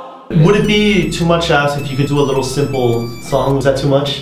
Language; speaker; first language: English; native; English